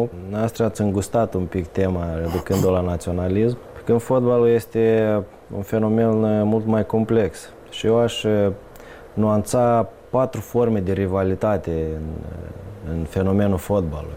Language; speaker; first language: Romanian; native; Romanian